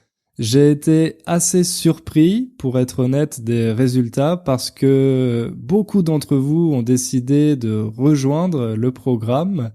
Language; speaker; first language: French; native; French